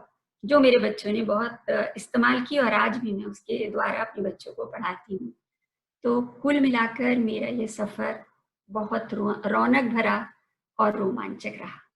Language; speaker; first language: Hindi; native; Hindi